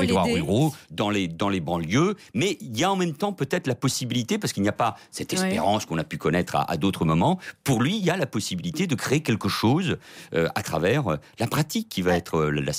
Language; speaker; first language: French; early bilingual, other home language; Catalan